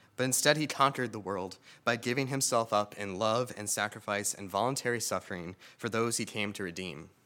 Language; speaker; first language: English; native; English